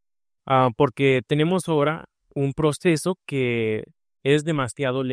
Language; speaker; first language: Spanish; early bilingual, heritage; Spanish